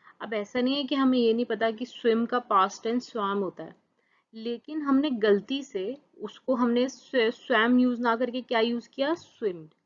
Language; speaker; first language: Hindi; native; Hindi